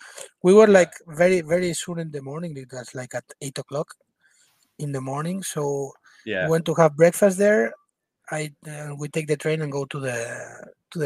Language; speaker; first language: English; non-native, fluent; Spanish